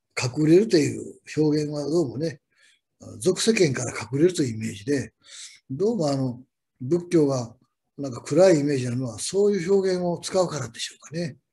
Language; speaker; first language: Japanese; native; Japanese